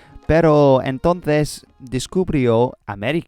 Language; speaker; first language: Spanish; non-native, learner; English